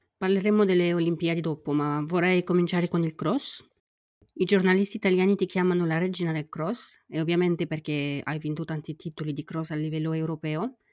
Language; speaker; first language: Italian; non-native, fluent; French